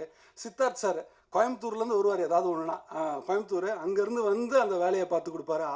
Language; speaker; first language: Tamil; native; Tamil